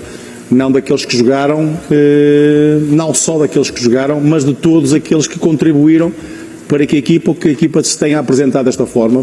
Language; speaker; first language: Portuguese; native; Portuguese